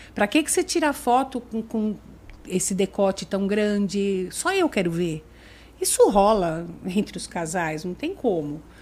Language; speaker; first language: Portuguese; native; Portuguese